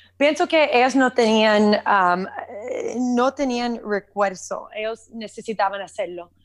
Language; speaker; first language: Spanish; early bilingual, heritage; Spanish